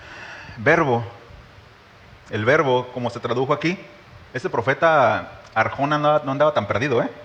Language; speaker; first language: Spanish; native; Spanish